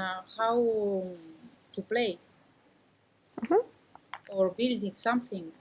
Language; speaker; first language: English; non-native, learner; Spanish